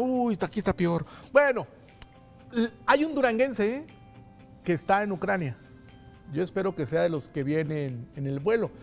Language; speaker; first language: Spanish; native; Spanish